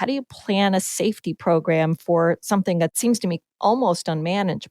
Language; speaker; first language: English; native; English